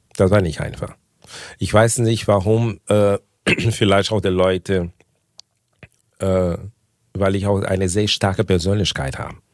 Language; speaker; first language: German; non-native, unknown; Portuguese